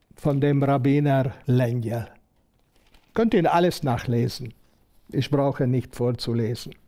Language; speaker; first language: German; non-native, fluent; Hungarian